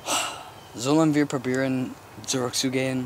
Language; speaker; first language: German; non-native, learner; English